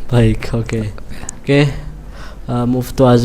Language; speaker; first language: English; non-native, learner; Indonesian